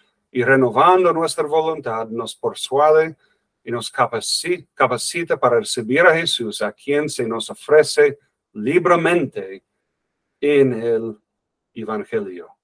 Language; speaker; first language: Spanish; non-native, fluent; English